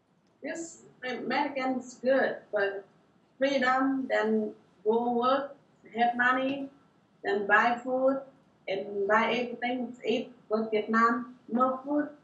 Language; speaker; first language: English; non-native, learner; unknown